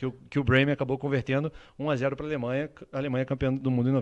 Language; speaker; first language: Portuguese; native; Portuguese